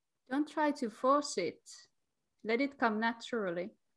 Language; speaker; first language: English; non-native, fluent; Finnish